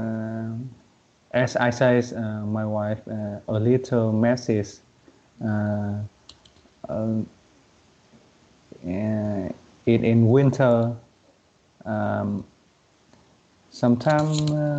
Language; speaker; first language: English; non-native, learner; Vietnamese